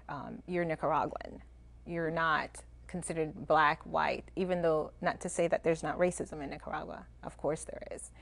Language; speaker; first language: English; non-native, fluent; Spanish